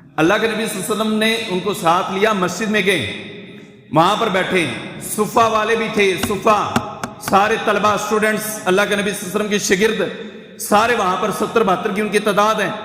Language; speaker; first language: Urdu; non-native, local second language; Punjabi